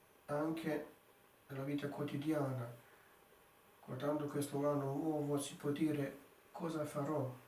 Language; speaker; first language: Italian; non-native, fluent; English